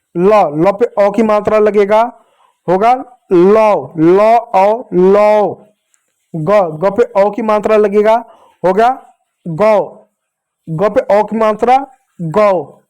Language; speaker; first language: Hindi; native; Hindi